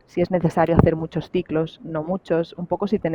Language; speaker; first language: Spanish; native; Spanish